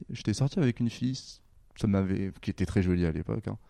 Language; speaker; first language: French; non-native, local second language; Arabic